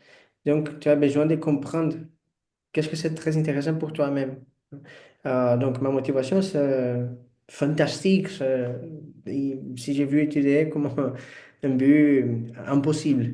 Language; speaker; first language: French; non-native, learner; Portuguese